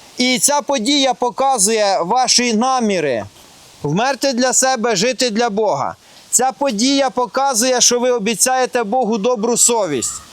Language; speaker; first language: Ukrainian; non-native, local second language; Russian